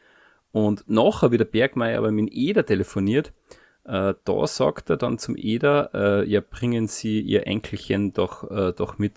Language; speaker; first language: German; native; German